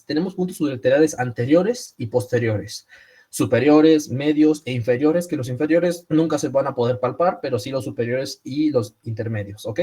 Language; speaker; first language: Spanish; native; Spanish